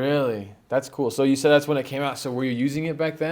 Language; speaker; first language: English; native; English